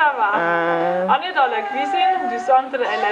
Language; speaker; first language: French; non-native, fluent; German